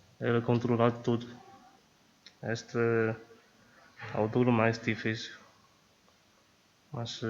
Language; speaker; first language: Portuguese; non-native, learner; Chinese